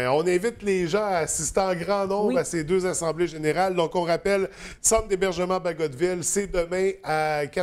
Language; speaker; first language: French; native; French